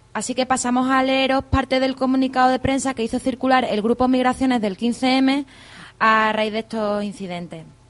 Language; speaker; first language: Spanish; native; Spanish